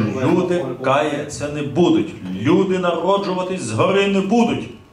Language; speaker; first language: Ukrainian; native; Ukrainian